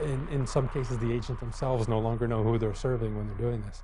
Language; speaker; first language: English; native; English